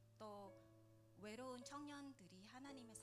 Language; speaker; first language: Korean; non-native, learner; Vietnamese